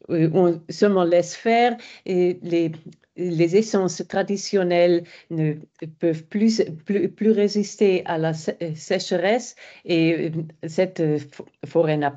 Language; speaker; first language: French; non-native, fluent; German